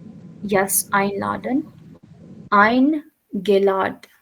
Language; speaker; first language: German; non-native, fluent; Urdu